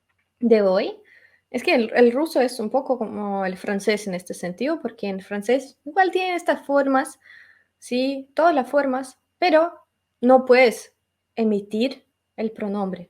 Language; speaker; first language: Spanish; non-native, fluent; Russian